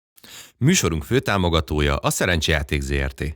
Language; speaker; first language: Hungarian; native; Hungarian